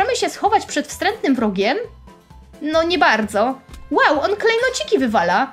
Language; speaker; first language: Polish; native; Polish